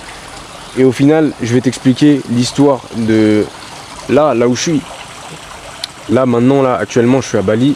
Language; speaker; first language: French; native; French